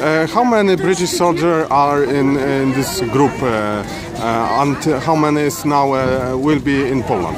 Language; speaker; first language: English; non-native, learner; Polish